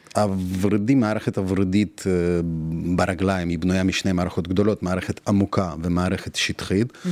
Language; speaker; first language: Hebrew; non-native, fluent; Russian